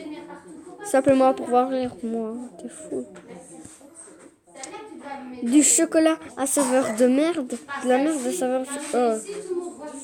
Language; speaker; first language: French; native; French